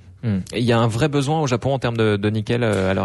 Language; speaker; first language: French; native; French